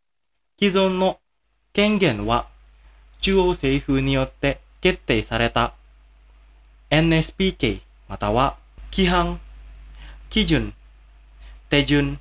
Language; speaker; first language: Japanese; non-native, fluent; Indonesian